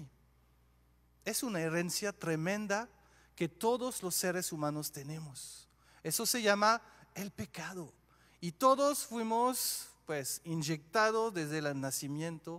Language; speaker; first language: Spanish; non-native, fluent; French